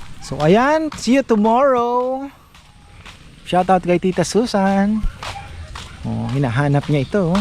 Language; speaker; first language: Filipino; non-native, local second language; Pampanga